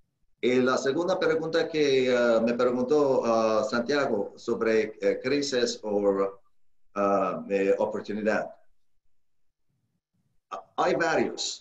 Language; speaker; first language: Spanish; non-native, learner; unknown